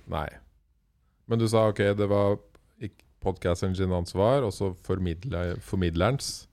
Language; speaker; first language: Norwegian; native; Norwegian